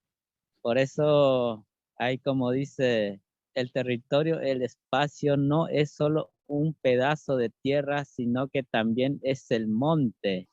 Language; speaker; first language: Spanish; non-native, local second language; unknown